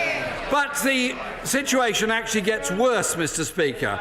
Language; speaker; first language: English; native; English